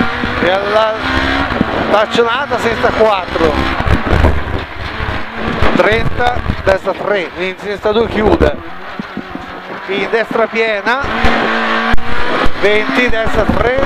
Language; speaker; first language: Italian; native; Italian